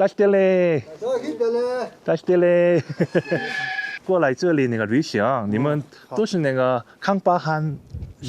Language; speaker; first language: Chinese; non-native, learner; Korean